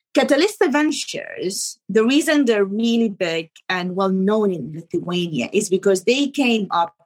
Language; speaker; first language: English; non-native, fluent; Arabic